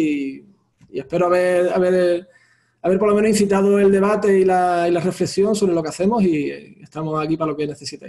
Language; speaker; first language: Spanish; native; Spanish